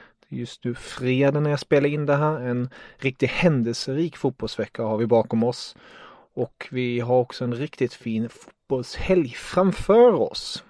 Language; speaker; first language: Swedish; non-native, fluent; German